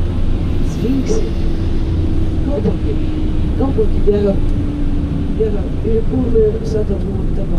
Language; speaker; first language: Finnish; non-native, fluent; Russian